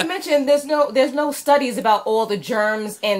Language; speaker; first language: English; native; English